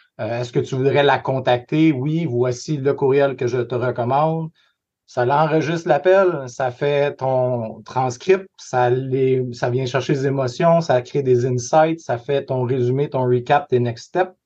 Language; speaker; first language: French; native; French